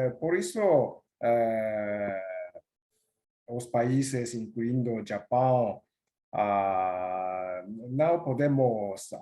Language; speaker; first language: Portuguese; non-native, learner; Japanese